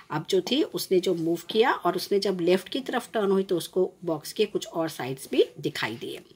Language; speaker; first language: Hindi; non-native, local second language; Gujarati